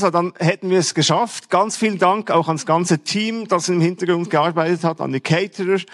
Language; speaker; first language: German; native; German